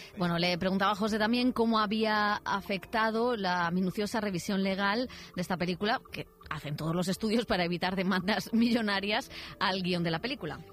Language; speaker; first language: Spanish; native; Spanish